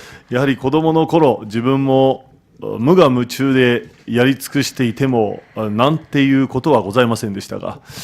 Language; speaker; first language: Japanese; native; Japanese